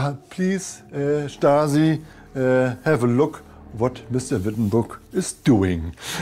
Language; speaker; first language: English; non-native, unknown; German